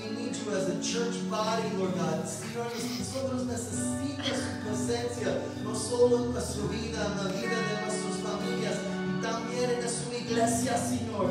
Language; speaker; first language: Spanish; non-native, learner; English